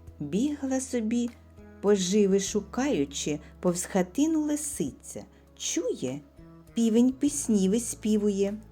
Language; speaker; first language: Ukrainian; native; Ukrainian